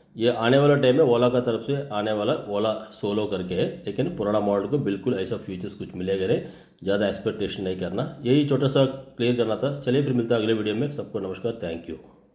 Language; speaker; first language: Hindi; non-native, local second language; Telugu